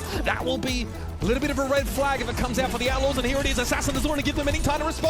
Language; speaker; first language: English; native; English